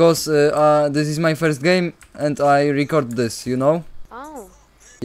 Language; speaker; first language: English; non-native, learner; Polish